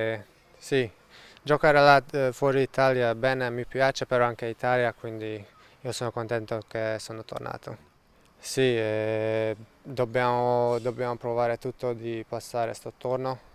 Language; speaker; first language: Italian; non-native, learner; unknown